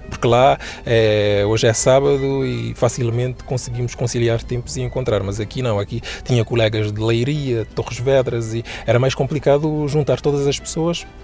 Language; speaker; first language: Portuguese; non-native, local second language; Kabuverdianu